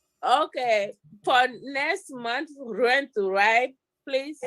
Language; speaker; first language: English; non-native, learner; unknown